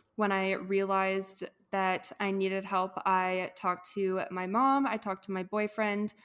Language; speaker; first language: English; native; English